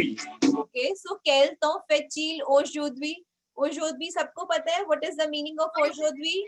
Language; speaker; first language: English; non-native, local second language; Hindi